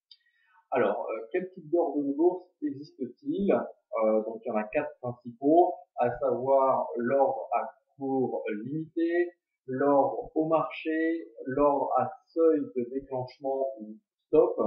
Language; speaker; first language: French; native; French